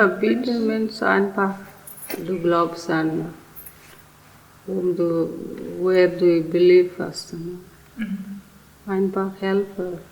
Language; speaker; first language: German; non-native, learner; Telugu